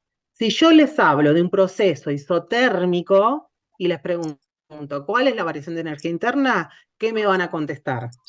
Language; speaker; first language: Spanish; native; Spanish